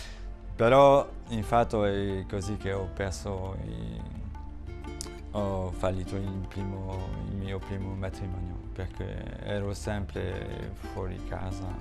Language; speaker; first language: Italian; non-native, fluent; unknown